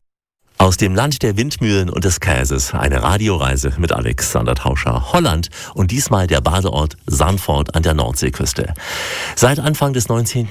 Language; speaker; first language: German; native; German